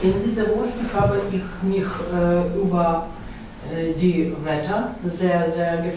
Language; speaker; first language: German; non-native, learner; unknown